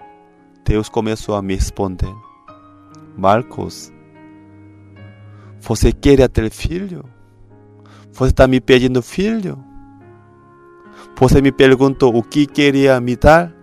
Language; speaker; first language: Portuguese; non-native, fluent; Korean